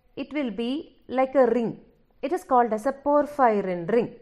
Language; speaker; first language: English; non-native, local second language; Malayalam